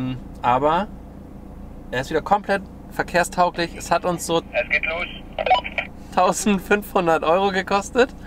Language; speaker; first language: German; native; German